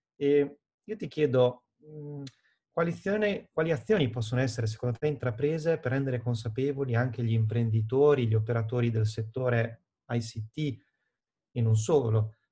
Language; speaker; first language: Italian; native; Italian